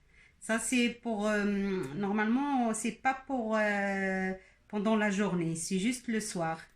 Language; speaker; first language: French; non-native, local second language; Arabic